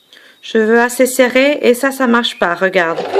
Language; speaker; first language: French; non-native, fluent; English